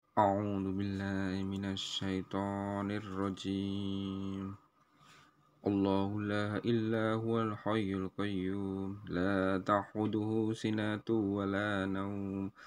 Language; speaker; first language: Arabic; non-native, learner; Indonesian